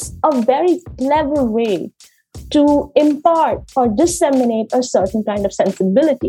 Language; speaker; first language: English; non-native, local second language; Hindi